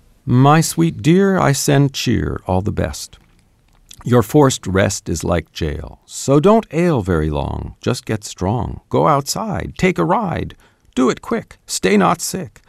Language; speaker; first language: English; native; English